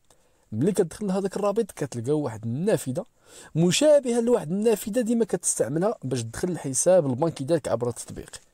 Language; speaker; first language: Arabic; native; Arabic